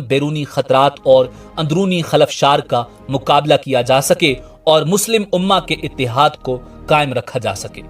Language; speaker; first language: Urdu; native; Urdu